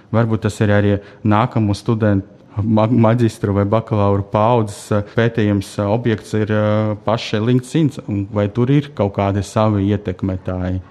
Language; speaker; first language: Latvian; non-native, local second language; Russian